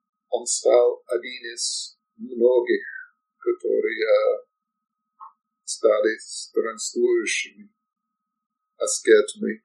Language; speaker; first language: Russian; non-native, learner; English